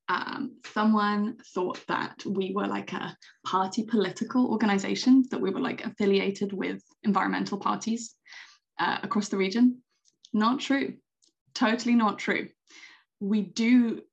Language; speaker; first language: English; native; English